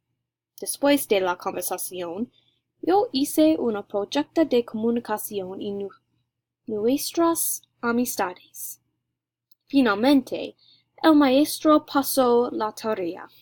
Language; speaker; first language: Spanish; non-native, learner; English